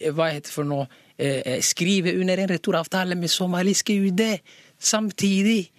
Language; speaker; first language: Norwegian; early bilingual, other home language; Somali